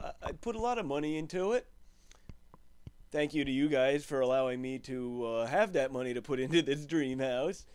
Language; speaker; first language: English; native; English